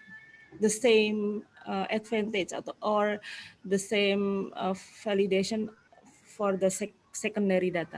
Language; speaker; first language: English; non-native, fluent; Indonesian